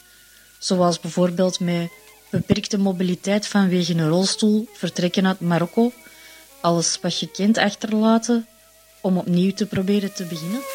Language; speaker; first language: Dutch; native; Dutch